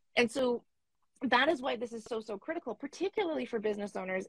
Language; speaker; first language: English; native; English